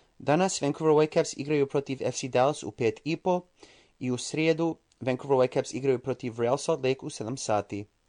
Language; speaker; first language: Croatian; early bilingual, heritage; Croatian